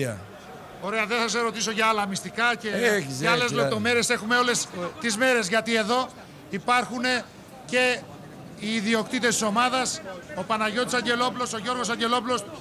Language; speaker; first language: Greek; native; Greek